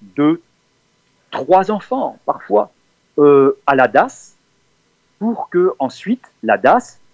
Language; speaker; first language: French; native; French